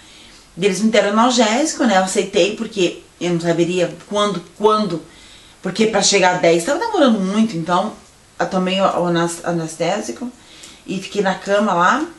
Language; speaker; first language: Portuguese; native; Portuguese